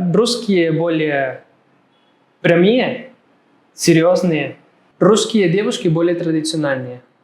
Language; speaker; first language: Russian; non-native, fluent; Spanish